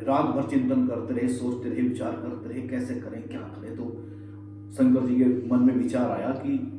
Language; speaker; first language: Hindi; native; Hindi